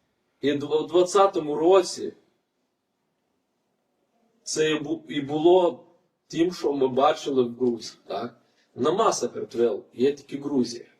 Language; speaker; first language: Ukrainian; non-native, fluent; Lithuanian